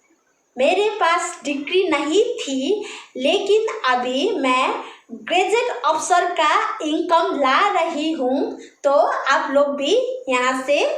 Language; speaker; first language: Hindi; non-native, local second language; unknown